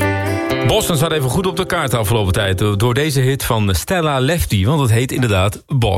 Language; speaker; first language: Dutch; native; Dutch